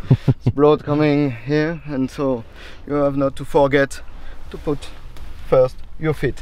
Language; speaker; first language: English; non-native, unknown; French